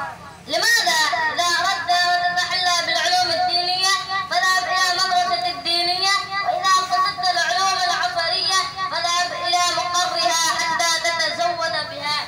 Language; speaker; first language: Arabic; non-native, learner; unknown